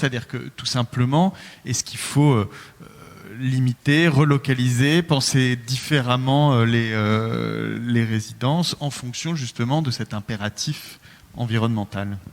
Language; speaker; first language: French; native; French